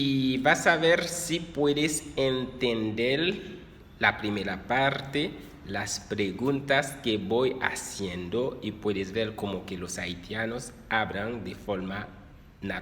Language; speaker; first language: Spanish; non-native, fluent; Haitian Creole